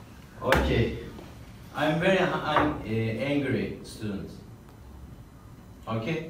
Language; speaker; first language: English; non-native, learner; Turkish